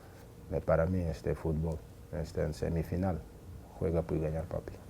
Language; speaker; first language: Spanish; non-native, learner; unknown